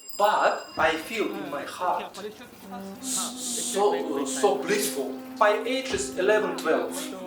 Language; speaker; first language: English; non-native, learner; Russian